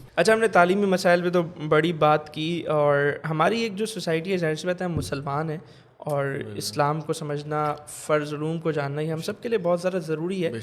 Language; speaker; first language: Urdu; native; Urdu